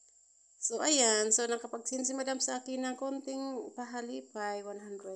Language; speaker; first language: Filipino; non-native, local second language; Cebuano